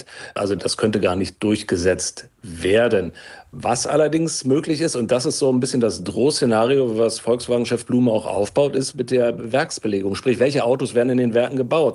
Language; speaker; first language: German; native; German